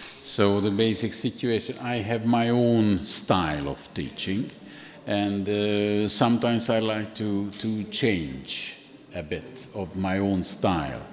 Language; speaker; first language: English; non-native, fluent; Hungarian